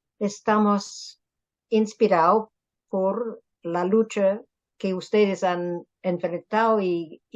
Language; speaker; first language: Spanish; non-native, fluent; English